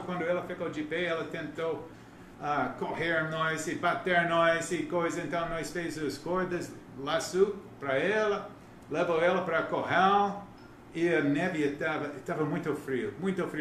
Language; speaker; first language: Portuguese; non-native, learner; English